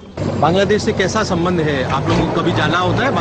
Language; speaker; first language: Hindi; native; Hindi